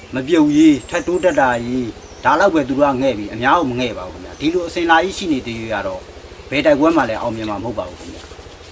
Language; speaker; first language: Burmese; native; Burmese